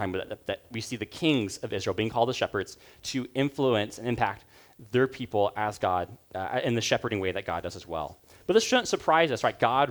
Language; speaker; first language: English; native; English